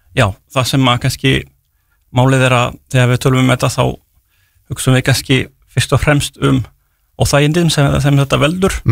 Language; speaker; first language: Icelandic; non-native, fluent; French